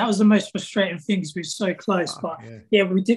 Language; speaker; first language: English; native; English